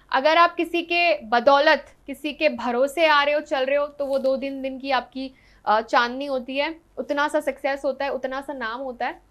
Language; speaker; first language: Hindi; non-native, local second language; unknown